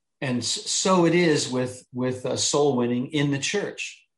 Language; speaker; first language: English; native; English